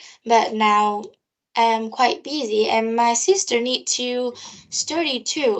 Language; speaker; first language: English; non-native, learner; Vietnamese